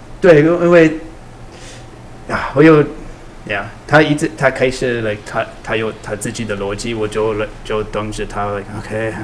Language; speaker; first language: Chinese; non-native, learner; English